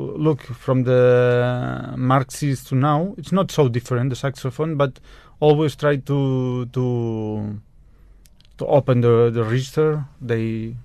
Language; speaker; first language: English; non-native, learner; Spanish